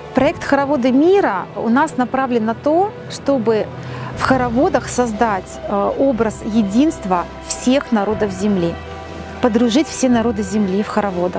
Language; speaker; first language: Russian; native; Russian